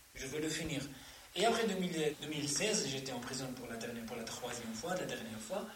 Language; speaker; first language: French; non-native, fluent; Arabic